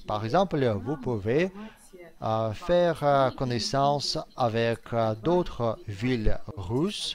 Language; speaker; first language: French; non-native, fluent; Russian